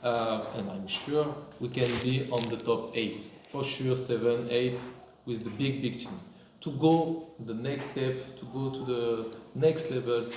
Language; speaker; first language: English; non-native, fluent; French